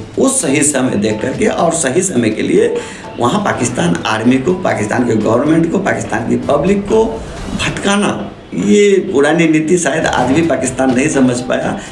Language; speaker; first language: Hindi; non-native, local second language; Maithili